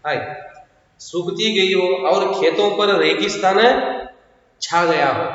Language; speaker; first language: Hindi; non-native, local second language; Kannada